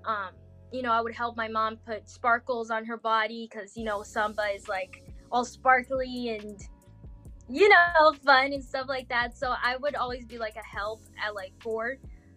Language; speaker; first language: English; non-native, fluent; Portuguese